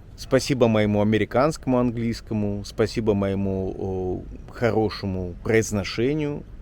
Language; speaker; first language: Russian; native; Russian